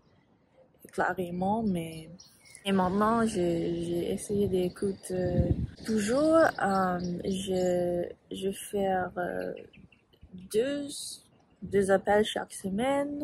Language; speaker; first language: French; non-native, learner; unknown